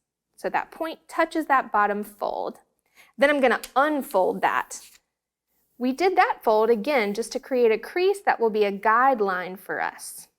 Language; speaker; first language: English; native; English